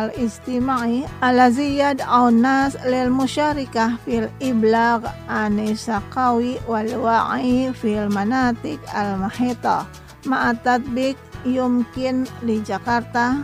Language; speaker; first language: Arabic; non-native, fluent; Indonesian